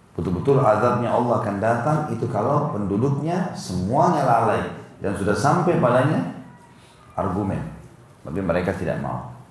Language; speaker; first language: Indonesian; native; Indonesian